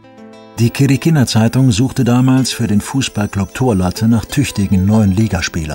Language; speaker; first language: German; native; German